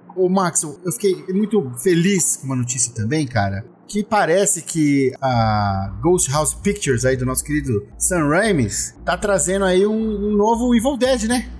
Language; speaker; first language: Portuguese; native; Portuguese